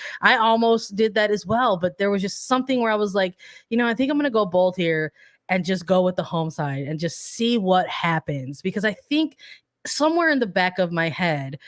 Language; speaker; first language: English; native; English